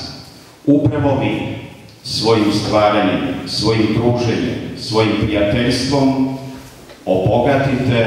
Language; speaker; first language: Croatian; native; Croatian